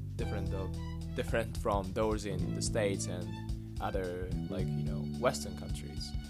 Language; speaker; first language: English; non-native, fluent; Japanese